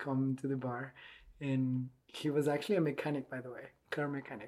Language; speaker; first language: English; non-native, fluent; Spanish